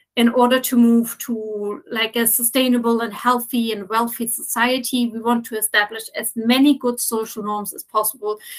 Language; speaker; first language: English; non-native, fluent; German